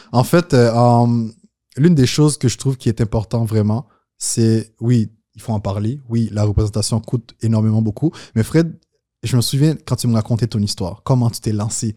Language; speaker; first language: French; non-native, local second language; Haitian Creole